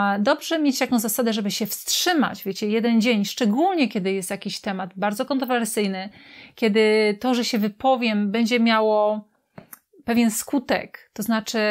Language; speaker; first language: Polish; native; Polish